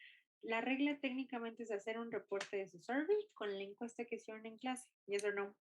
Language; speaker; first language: Spanish; non-native, fluent; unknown